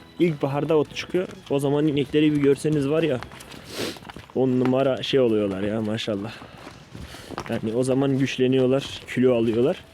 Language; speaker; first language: Turkish; non-native, local second language; Kurdish